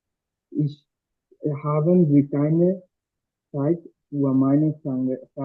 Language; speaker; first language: German; non-native, learner; Bangla